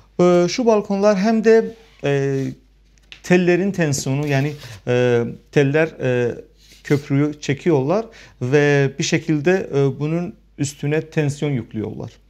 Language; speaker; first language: Turkish; non-native, fluent; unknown